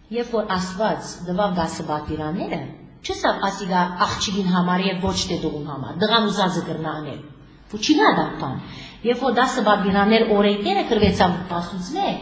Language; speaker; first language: Armenian; early bilingual, heritage; Armenian